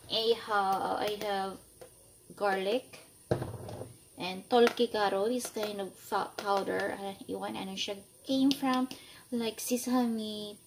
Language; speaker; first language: English; non-native, local second language; Filipino